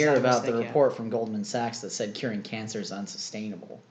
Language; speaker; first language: English; native; English